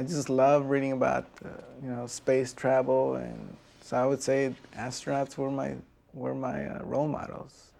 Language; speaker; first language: English; early bilingual, other home language; Spanish